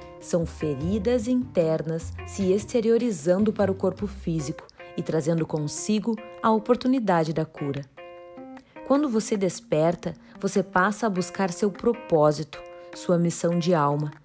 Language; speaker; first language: Portuguese; native; Portuguese